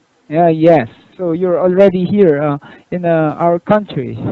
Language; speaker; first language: English; non-native, local second language; Filipino